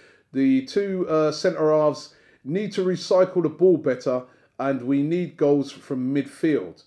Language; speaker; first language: English; native; English